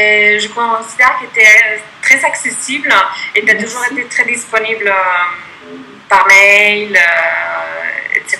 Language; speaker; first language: French; non-native, fluent; Spanish